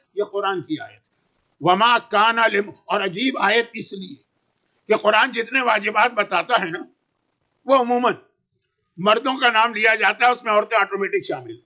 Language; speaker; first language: Urdu; native; Urdu